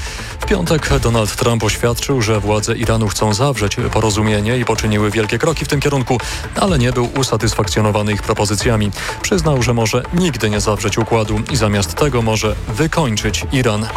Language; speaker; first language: Polish; native; Polish